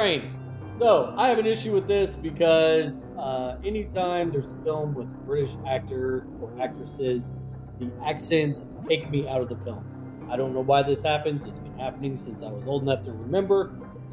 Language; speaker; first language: English; native; English